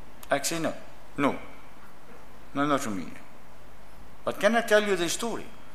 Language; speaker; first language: English; non-native, local second language; Afrikaans